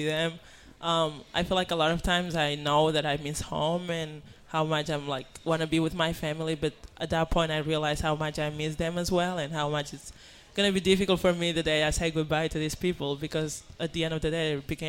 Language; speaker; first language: English; non-native, fluent; Spanish